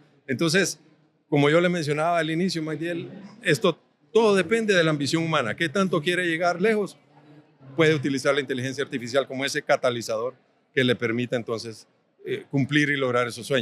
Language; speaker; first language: Spanish; native; Spanish